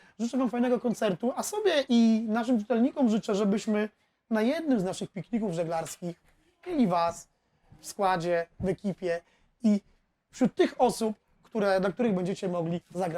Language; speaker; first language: Polish; native; Polish